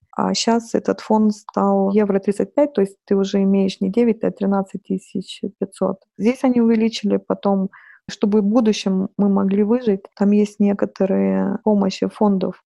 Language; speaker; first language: Russian; non-native, fluent; Lithuanian